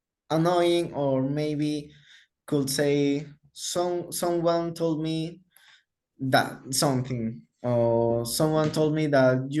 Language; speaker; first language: English; non-native, learner; Spanish